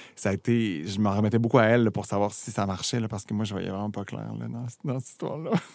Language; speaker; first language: French; native; French